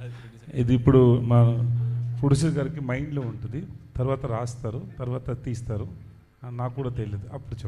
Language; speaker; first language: Telugu; non-native, learner; Tamil